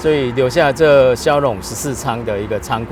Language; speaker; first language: Chinese; native; Chinese